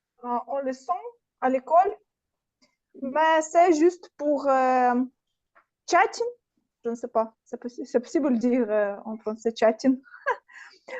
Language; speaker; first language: French; non-native, learner; Russian